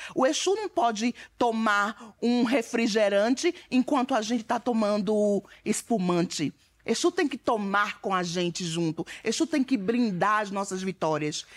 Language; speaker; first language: Portuguese; native; Portuguese